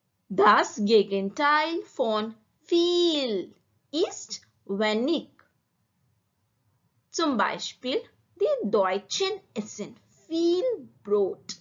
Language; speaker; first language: German; non-native, learner; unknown